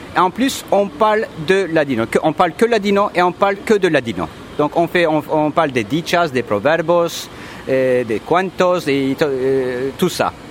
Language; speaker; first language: French; non-native, fluent; Turkish